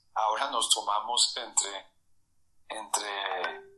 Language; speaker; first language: Spanish; native; Spanish